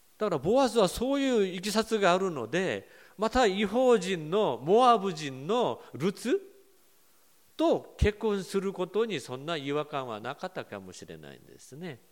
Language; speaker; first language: Japanese; non-native, fluent; Korean